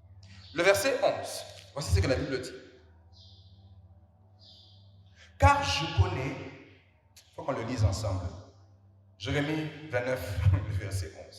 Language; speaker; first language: French; non-native, local second language; Lingala